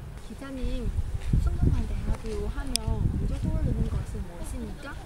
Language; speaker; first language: Korean; non-native, learner; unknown